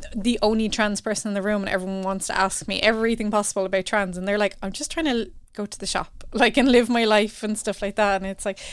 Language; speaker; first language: English; native; English